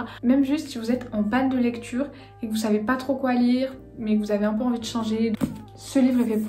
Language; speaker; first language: French; native; French